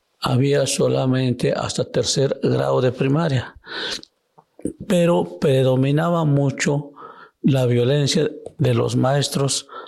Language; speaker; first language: Spanish; non-native, local second language; Zapotec